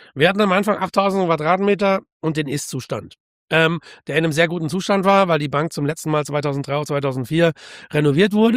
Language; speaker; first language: German; native; German